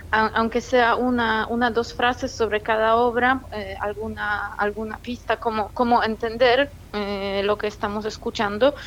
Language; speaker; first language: Spanish; non-native, fluent; Polish